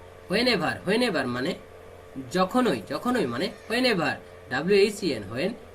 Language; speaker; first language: English; non-native, fluent; Bangla